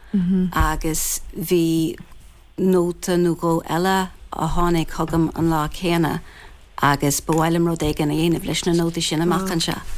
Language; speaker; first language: Irish; non-native, local second language; English